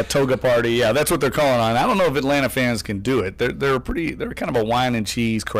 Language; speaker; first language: English; native; English